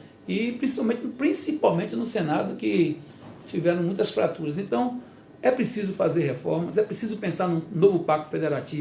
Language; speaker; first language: Portuguese; native; Portuguese